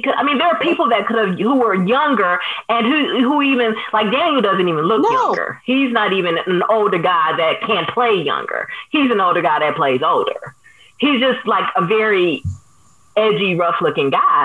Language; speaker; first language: English; native; English